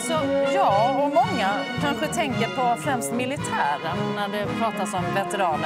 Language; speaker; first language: Swedish; native; Swedish